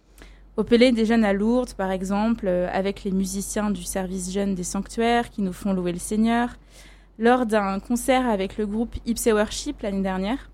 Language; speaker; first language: French; native; French